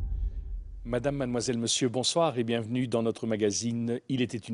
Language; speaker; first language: French; native; French